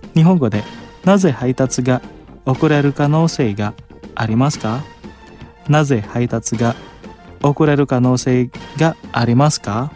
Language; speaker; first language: Japanese; non-native, fluent; Indonesian